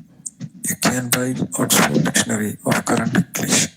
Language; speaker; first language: English; non-native, learner; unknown